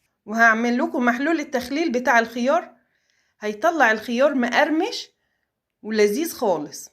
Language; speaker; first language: Arabic; native; Arabic